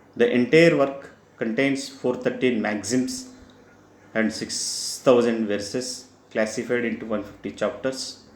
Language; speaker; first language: English; non-native, local second language; Telugu